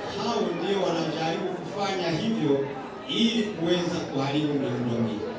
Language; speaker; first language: Swahili; non-native, local second language; Rundi